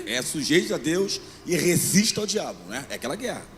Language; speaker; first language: Portuguese; native; Portuguese